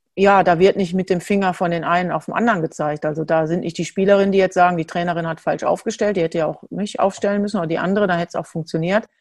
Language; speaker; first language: German; native; German